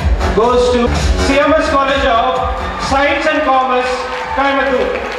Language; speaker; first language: English; non-native, local second language; Tamil